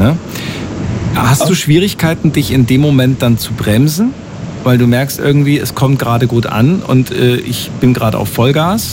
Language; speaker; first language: German; native; German